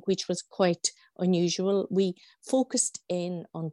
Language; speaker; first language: English; native; English